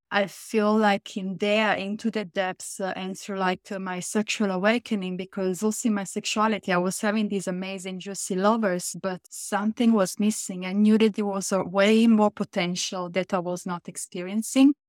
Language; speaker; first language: English; non-native, fluent; Italian